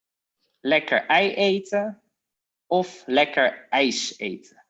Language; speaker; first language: Dutch; non-native, fluent; Polish